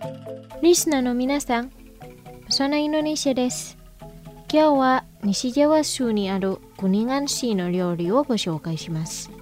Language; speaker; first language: Japanese; non-native, fluent; Indonesian